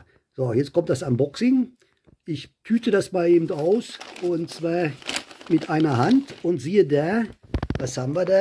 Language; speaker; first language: German; native; German